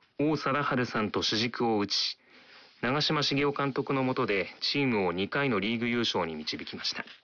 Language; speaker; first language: Japanese; native; Japanese